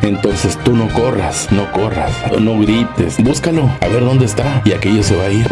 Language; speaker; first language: Spanish; native; Spanish